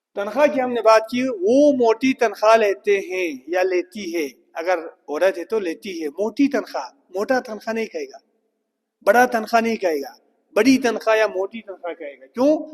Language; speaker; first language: Urdu; non-native, local second language; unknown